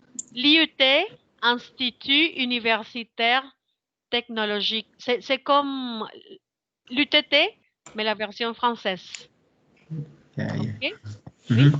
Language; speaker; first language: French; non-native, fluent; Spanish